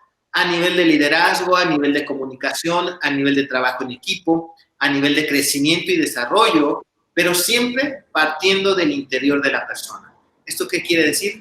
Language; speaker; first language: Spanish; native; Spanish